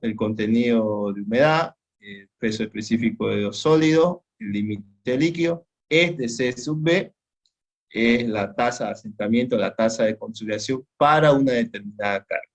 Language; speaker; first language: Spanish; native; Spanish